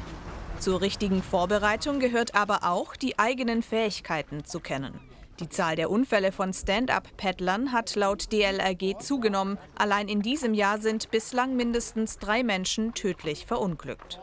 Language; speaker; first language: German; native; German